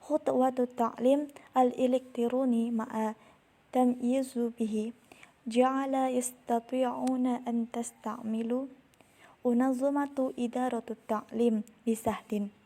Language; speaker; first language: Arabic; non-native, learner; Indonesian